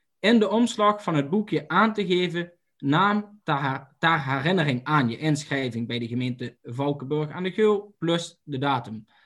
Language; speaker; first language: Dutch; native; Dutch